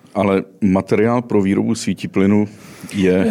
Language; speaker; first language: Czech; native; Czech